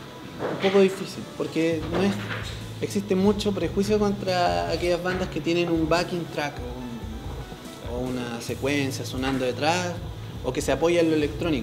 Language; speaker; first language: Spanish; native; Spanish